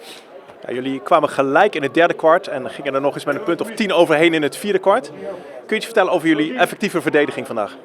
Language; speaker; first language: Dutch; native; Dutch